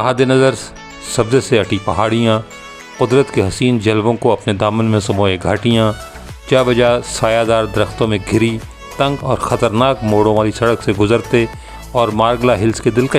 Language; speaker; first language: Urdu; native; Urdu